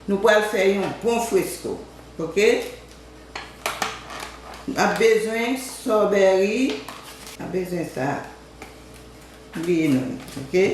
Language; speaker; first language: French; non-native, local second language; Haitian Creole